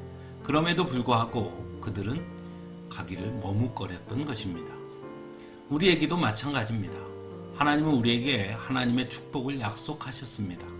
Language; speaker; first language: Korean; native; Korean